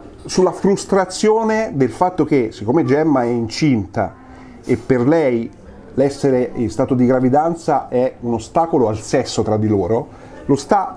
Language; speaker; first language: Italian; native; Italian